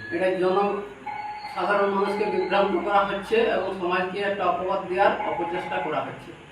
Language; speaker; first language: Bangla; native; Bangla